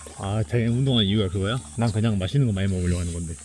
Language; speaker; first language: Korean; native; Korean